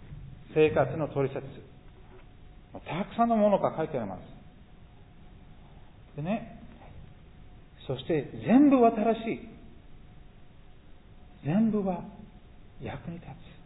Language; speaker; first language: Japanese; non-native, fluent; English